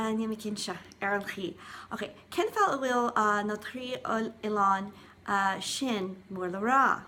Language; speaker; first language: Irish; non-native, learner; English